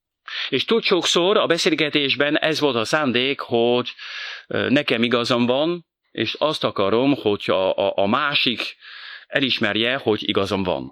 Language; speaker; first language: Hungarian; non-native, fluent; French